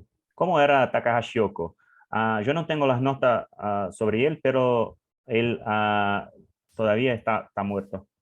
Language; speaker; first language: Spanish; non-native, learner; English